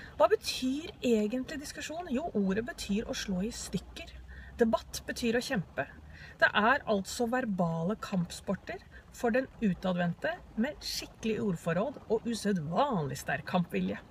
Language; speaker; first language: Norwegian; native; Norwegian